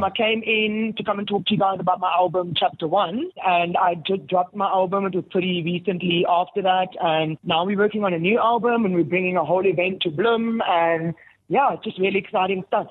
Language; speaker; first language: English; native; English